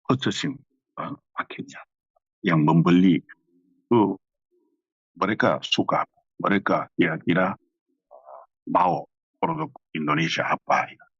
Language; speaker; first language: Indonesian; non-native, fluent; Korean